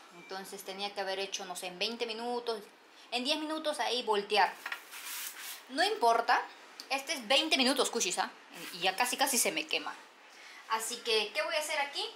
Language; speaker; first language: Spanish; native; Spanish